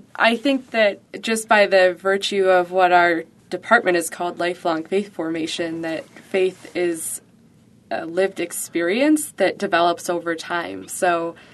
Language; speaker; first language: English; native; English